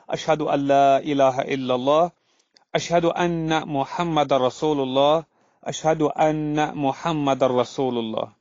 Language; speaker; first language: Urdu; non-native, local second language; Kashmiri